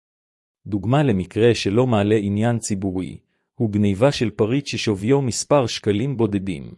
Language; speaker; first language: Hebrew; native; Hebrew